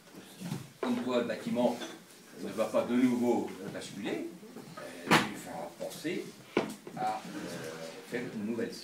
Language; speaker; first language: French; native; French